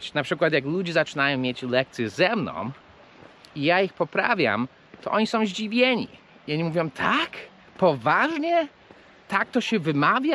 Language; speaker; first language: Polish; early bilingual, heritage; English